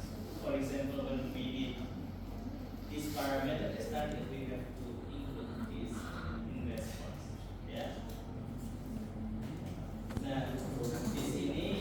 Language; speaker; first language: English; non-native, fluent; Indonesian